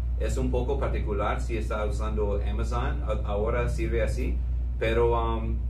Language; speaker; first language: Spanish; non-native, fluent; English